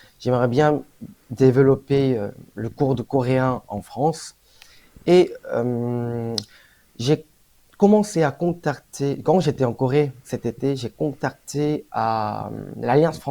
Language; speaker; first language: French; non-native, fluent; Korean